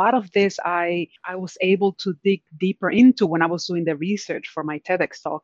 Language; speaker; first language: English; non-native, fluent; Spanish